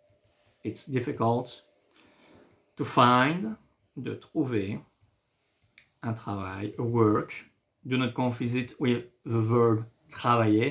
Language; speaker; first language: English; non-native, fluent; French